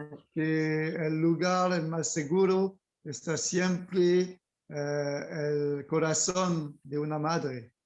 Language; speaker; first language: Spanish; non-native, learner; French